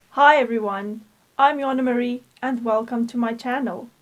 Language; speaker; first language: English; native; English